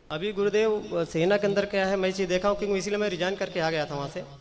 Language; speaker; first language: Hindi; native; Hindi